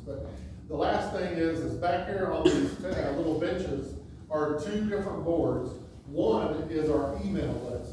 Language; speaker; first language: English; native; English